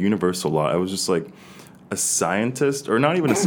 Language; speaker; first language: English; native; English